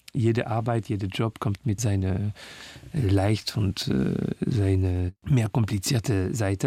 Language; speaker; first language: German; non-native, learner; French